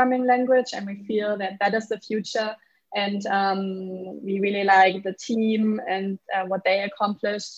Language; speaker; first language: English; non-native, fluent; German